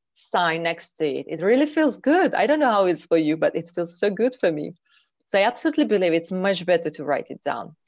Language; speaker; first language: English; non-native, fluent; Hungarian